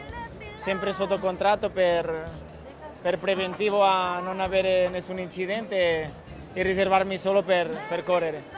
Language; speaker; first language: Italian; non-native, fluent; Spanish